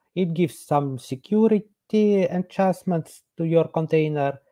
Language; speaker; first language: English; non-native, fluent; Estonian